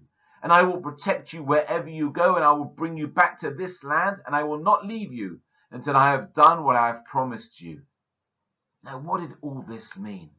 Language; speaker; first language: English; native; English